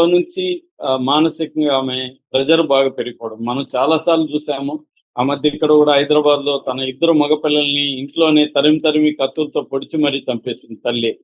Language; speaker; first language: Telugu; native; Telugu